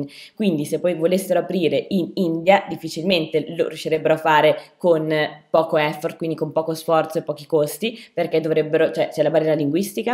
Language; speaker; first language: Italian; native; Italian